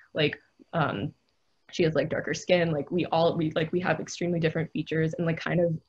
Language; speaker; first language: English; native; English